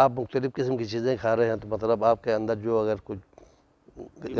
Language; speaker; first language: Urdu; non-native, local second language; Shina